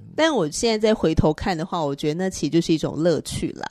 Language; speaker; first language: Chinese; native; Chinese